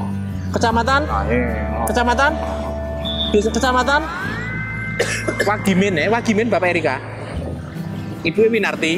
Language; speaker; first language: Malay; non-native, local second language; Javanese